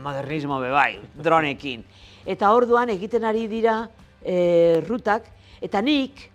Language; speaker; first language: Basque; non-native, local second language; Spanish